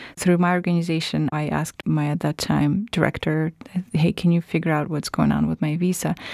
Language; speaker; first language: English; non-native, fluent; Russian